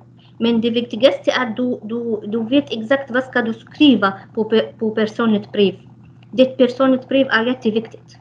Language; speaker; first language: Swedish; non-native, fluent; Arabic